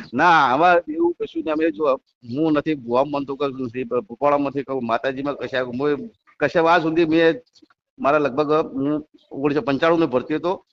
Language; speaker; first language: Gujarati; native; Gujarati